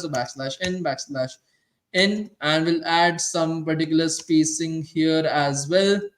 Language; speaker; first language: English; non-native, local second language; Hindi